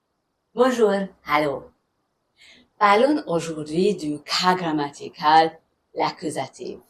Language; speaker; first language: French; non-native, fluent; German